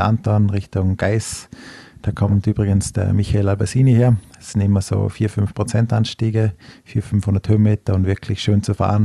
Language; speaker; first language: German; native; German